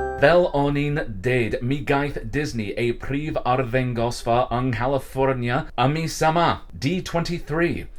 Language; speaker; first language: Welsh; non-native, learner; English